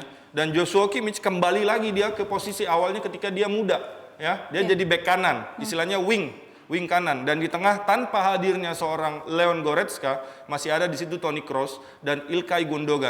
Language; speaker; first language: Indonesian; native; Indonesian